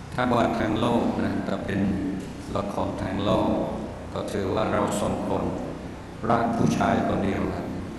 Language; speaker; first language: Thai; non-native, fluent; English